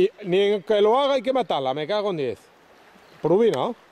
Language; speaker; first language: Spanish; native; Spanish